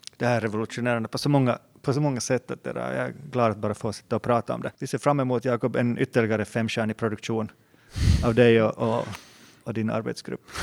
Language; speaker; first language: Swedish; native; Swedish